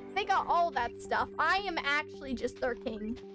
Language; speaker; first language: English; native; English